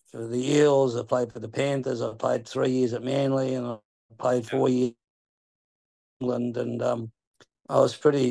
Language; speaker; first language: English; native; English